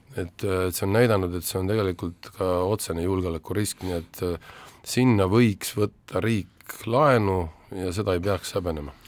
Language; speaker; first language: Estonian; native; Estonian